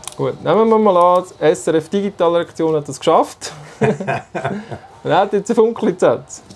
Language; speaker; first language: German; native; German